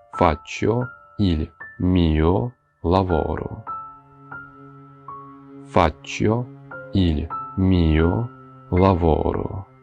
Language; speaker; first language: Italian; non-native, fluent; Ukrainian